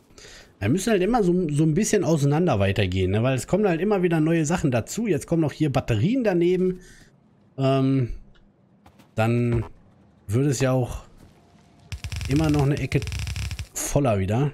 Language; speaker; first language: German; native; German